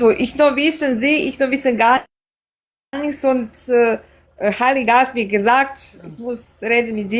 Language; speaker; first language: German; non-native, learner; Serbian